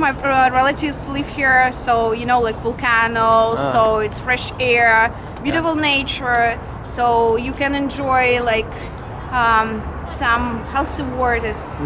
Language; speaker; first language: English; non-native, fluent; Russian